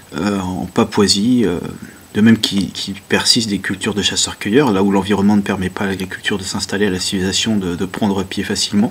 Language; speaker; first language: French; native; French